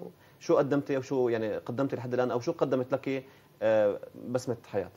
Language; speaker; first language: Arabic; native; Arabic